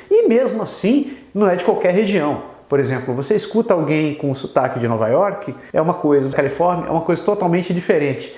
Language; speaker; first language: Portuguese; native; Portuguese